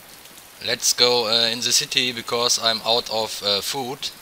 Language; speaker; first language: English; non-native, fluent; German